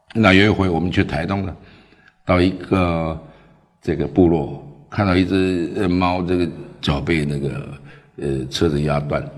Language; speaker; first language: Chinese; early bilingual, other home language; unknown